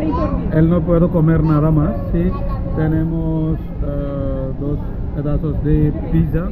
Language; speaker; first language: Spanish; non-native, learner; Malayalam